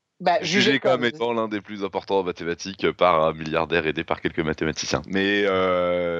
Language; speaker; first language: French; native; French